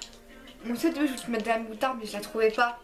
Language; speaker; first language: French; early bilingual, other home language; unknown